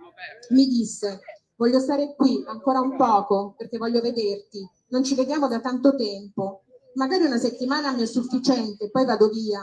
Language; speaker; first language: Italian; native; Italian